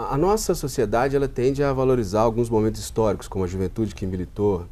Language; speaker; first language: Portuguese; native; Portuguese